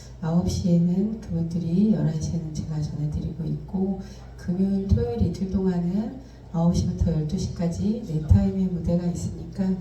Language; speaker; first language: Korean; native; Korean